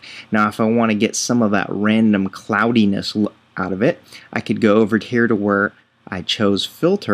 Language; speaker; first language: English; native; English